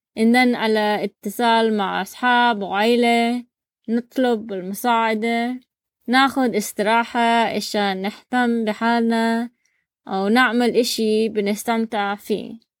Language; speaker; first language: Arabic; non-native, learner; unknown